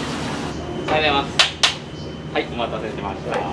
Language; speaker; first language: Japanese; native; Japanese